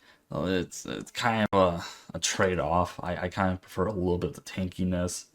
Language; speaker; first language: English; native; English